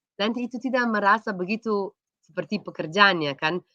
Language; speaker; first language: Indonesian; non-native, fluent; Slovenian